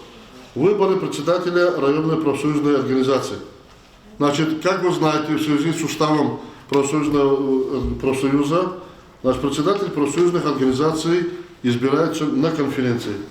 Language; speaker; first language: Russian; non-native, local second language; Lezghian